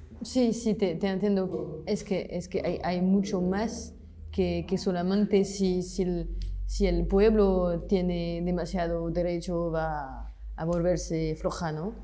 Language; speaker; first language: Spanish; non-native, fluent; French